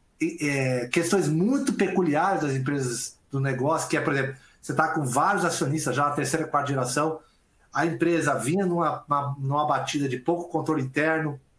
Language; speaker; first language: Portuguese; native; Portuguese